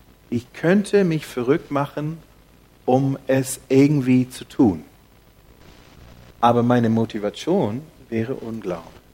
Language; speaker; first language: German; non-native, fluent; English